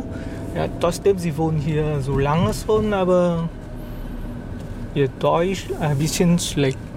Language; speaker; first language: German; non-native, learner; Vietnamese